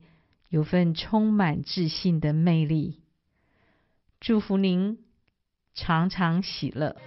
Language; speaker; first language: Chinese; native; Chinese